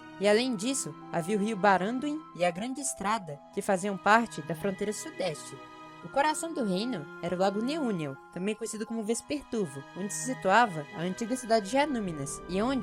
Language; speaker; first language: Portuguese; native; Portuguese